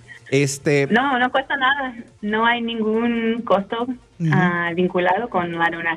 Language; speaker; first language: Spanish; non-native, fluent; English